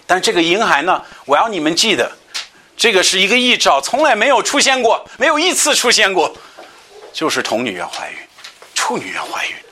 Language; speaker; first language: Chinese; non-native, fluent; English